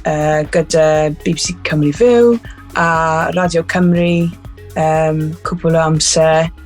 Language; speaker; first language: Welsh; non-native, learner; English